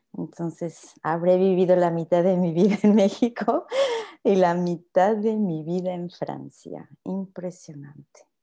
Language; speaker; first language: Spanish; native; Spanish